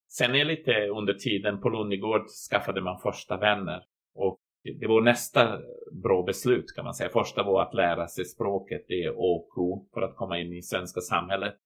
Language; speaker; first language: Swedish; non-native, fluent; Croatian